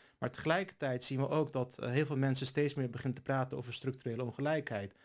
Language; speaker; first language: Dutch; early bilingual, other home language; Turkish